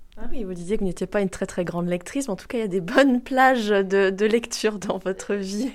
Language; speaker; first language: French; native; French